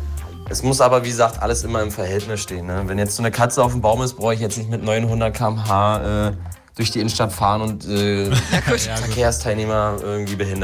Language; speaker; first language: German; native; German